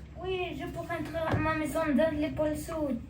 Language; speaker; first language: French; non-native, learner; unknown